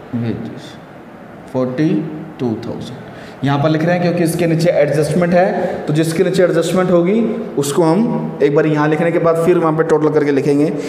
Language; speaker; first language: Hindi; native; Hindi